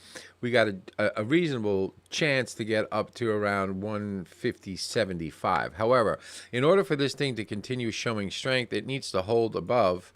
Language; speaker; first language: English; native; English